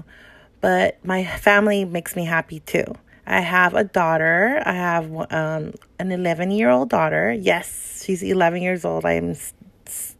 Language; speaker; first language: English; native; English